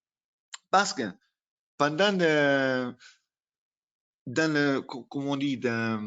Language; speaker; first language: French; non-native, learner; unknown